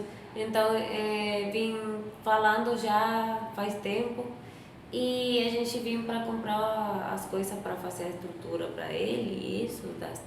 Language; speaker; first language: Portuguese; non-native, fluent; Spanish